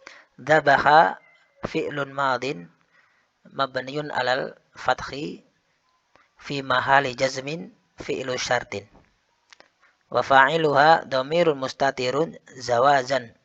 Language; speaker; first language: Arabic; non-native, fluent; Indonesian